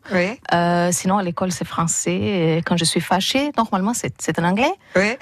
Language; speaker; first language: French; non-native, learner; Portuguese